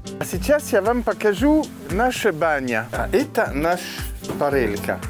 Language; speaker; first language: Russian; non-native, learner; French